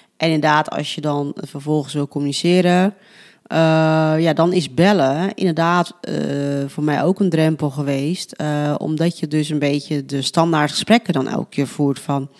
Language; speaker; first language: Dutch; early bilingual, other home language; Spanish